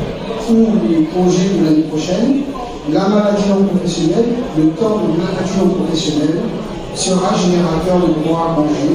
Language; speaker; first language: French; native; French